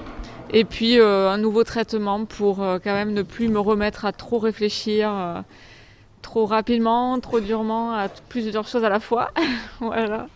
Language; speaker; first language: French; native; French